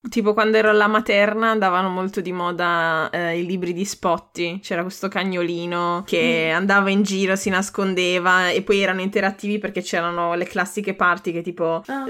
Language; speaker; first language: Italian; native; Italian